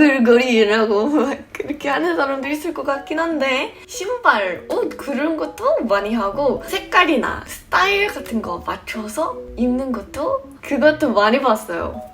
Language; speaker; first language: Korean; non-native, fluent; English